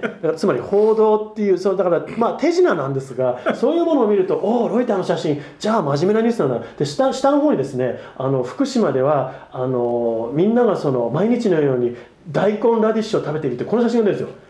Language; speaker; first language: Japanese; non-native, fluent; English